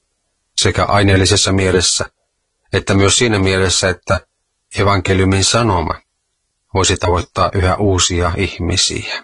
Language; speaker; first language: Finnish; native; Finnish